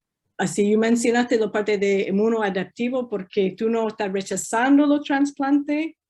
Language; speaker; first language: Spanish; non-native, fluent; English